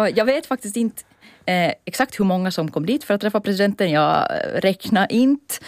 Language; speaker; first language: Swedish; native; Swedish